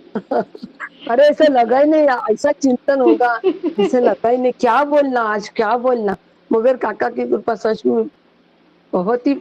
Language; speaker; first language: Hindi; non-native, local second language; Marathi